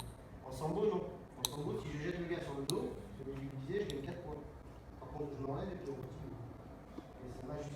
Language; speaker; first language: French; native; French